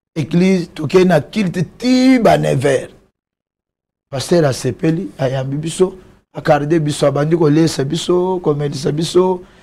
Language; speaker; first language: Lingala; non-native, local second language; Luba-Lulua